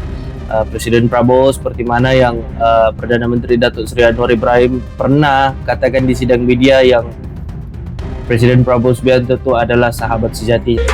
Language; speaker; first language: Malay; native; Malay